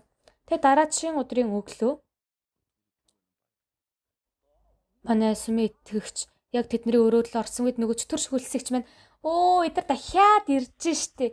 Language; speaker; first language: Mongolian; non-native, fluent; Korean